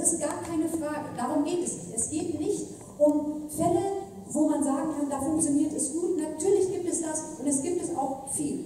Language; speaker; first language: German; native; German